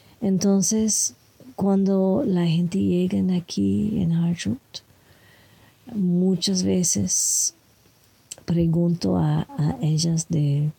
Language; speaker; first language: Spanish; non-native, fluent; French